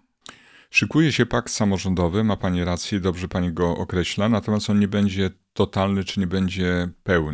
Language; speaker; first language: Polish; native; Polish